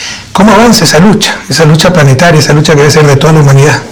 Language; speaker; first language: Spanish; native; Spanish